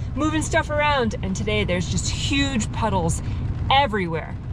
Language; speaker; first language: English; native; English